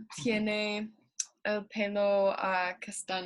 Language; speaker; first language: Spanish; non-native, learner; English